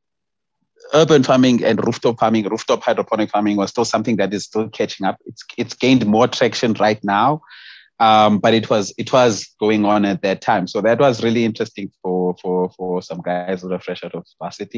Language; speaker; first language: English; non-native, local second language; Xhosa